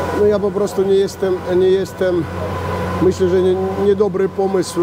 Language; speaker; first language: Polish; non-native, fluent; Russian